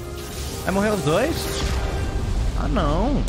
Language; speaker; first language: Portuguese; native; Portuguese